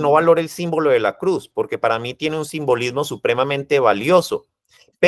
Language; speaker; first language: Spanish; native; Spanish